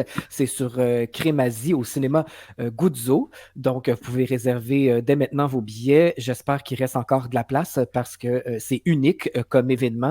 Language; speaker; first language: French; native; French